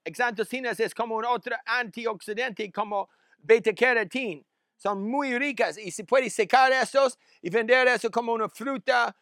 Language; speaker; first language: Spanish; non-native, learner; English